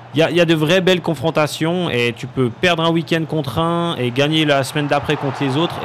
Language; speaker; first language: French; native; French